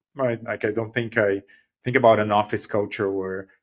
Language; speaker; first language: English; non-native, fluent; Portuguese